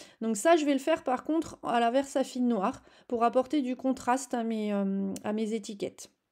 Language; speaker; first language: French; native; French